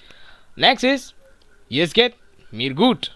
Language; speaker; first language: German; non-native, learner; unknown